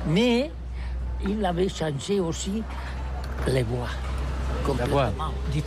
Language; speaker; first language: French; non-native, learner; Catalan